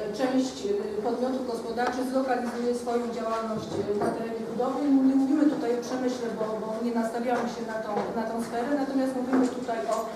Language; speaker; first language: Polish; native; Polish